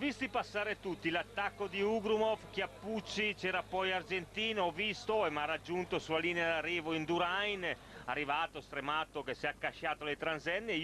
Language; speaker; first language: Italian; native; Italian